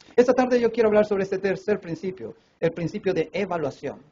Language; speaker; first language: Spanish; native; Spanish